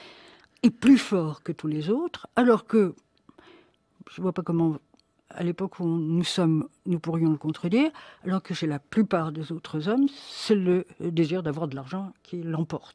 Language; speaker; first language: French; native; French